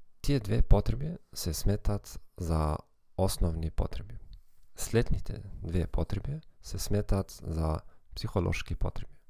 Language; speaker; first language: Macedonian; non-native, fluent; German